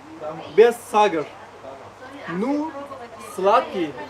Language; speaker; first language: Russian; non-native, learner; Turkish